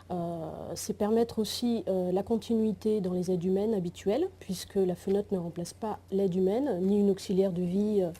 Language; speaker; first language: French; native; French